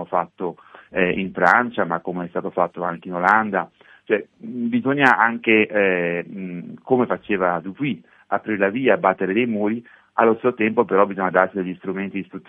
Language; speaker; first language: Italian; native; Italian